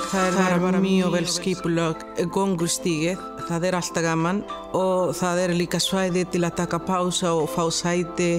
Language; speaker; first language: Icelandic; non-native, fluent; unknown